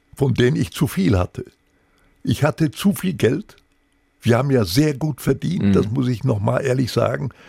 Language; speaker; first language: German; native; German